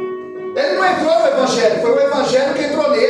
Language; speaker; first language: Portuguese; native; Portuguese